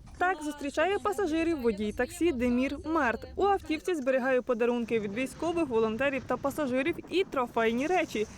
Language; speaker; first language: Ukrainian; native; Ukrainian